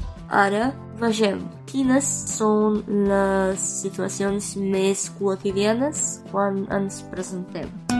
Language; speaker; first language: Catalan; non-native, fluent; Romanian